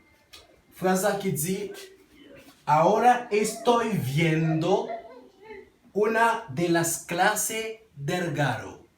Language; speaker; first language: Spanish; non-native, fluent; Haitian Creole